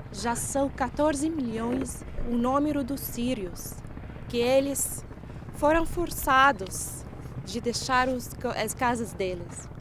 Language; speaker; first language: Portuguese; non-native, fluent; Arabic